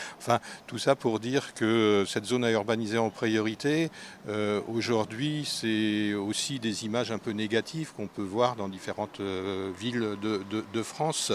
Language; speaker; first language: French; native; French